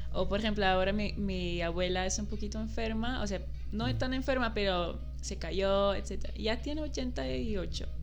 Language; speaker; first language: Spanish; non-native, fluent; Dutch